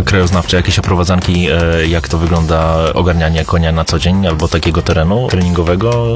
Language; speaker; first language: Polish; native; Polish